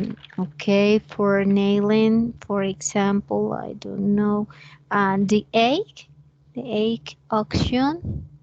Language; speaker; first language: English; non-native, learner; Spanish